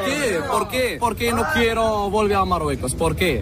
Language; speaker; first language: Spanish; non-native, learner; Arabic